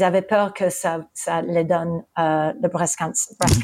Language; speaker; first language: French; early bilingual, heritage; English